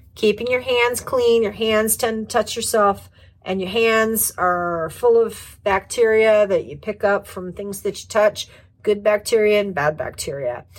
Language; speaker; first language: English; native; English